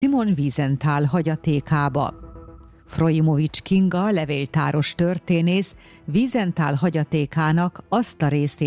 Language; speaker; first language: Hungarian; native; Hungarian